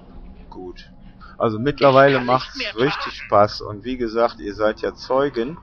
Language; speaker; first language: German; native; German